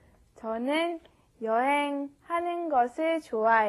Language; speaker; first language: Korean; non-native, learner; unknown